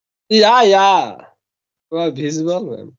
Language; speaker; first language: English; non-native, local second language; Hindi